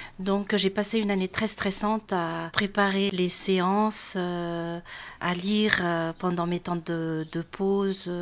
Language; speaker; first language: French; non-native, local second language; Malagasy